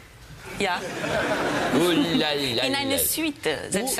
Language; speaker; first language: German; non-native, fluent; French